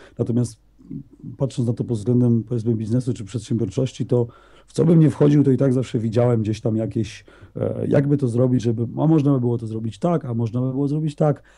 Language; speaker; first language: Polish; native; Polish